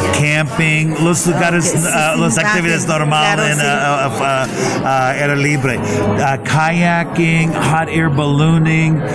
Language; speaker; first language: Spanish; non-native, learner; English